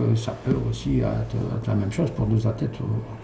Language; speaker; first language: French; non-native, local second language; Arabic